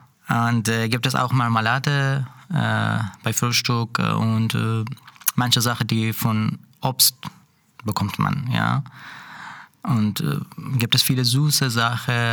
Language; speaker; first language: German; non-native, learner; Persian